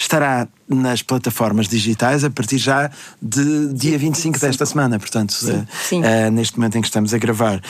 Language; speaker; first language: Portuguese; native; Portuguese